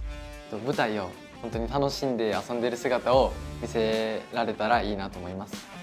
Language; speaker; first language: Japanese; native; Japanese